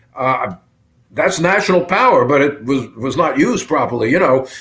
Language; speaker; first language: English; native; English